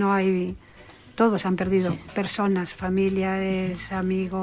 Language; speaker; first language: Spanish; native; Spanish